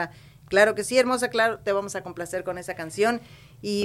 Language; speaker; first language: Spanish; native; Spanish